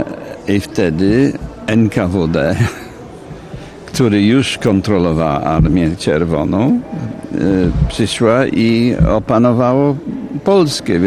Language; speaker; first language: Polish; non-native, fluent; English